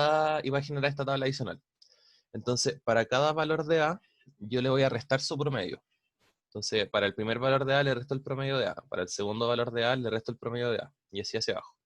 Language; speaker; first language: Spanish; native; Spanish